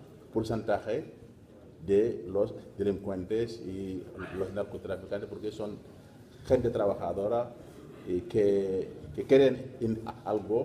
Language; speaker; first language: Spanish; non-native, fluent; Wolof